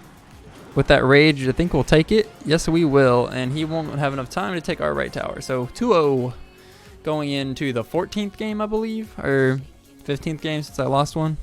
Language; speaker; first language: English; native; English